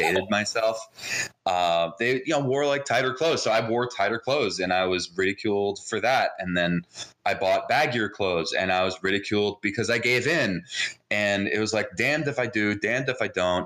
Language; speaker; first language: English; early bilingual, other home language; Hebrew